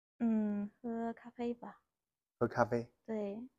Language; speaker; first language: Chinese; non-native, learner; Vietnamese